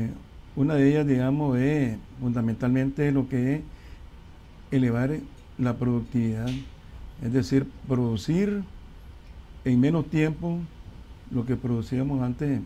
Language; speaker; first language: Spanish; native; Spanish